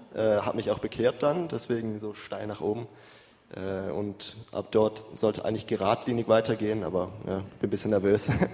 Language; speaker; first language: German; early bilingual, heritage; German